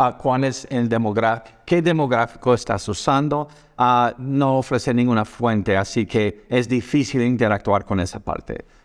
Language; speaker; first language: Spanish; non-native, fluent; English